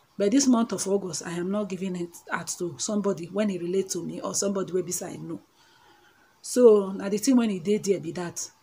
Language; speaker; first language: Nigerian Pidgin; non-native, local second language; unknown